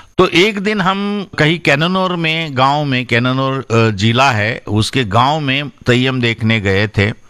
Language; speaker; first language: Hindi; non-native, local second language; Marathi